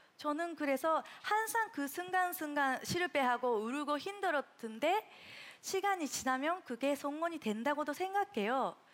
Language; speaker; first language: Korean; non-native, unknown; Japanese